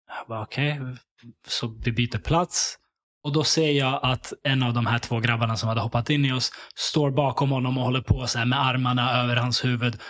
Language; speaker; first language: Swedish; early bilingual, other home language; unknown